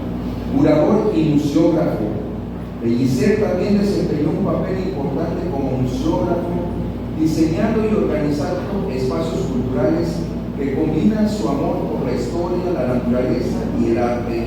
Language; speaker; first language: Spanish; native; Spanish